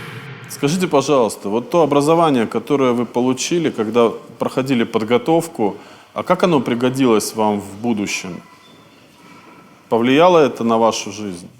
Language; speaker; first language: Russian; native; Russian